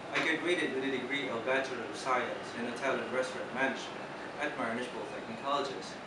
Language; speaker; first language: English; non-native, local second language; Bikol